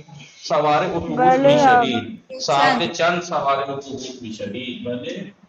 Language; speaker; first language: Persian; non-native, fluent; Urdu